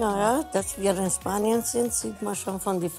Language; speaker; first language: German; non-native, learner; Spanish